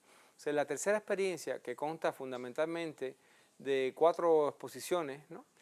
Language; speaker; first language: Spanish; native; Spanish